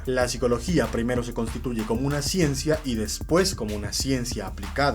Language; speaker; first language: Spanish; native; Spanish